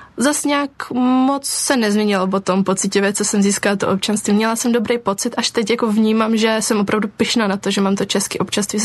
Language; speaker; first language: Czech; early bilingual, other home language; Ukrainian